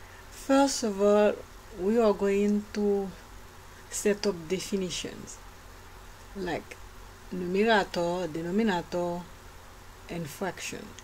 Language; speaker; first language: English; non-native, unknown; Haitian Creole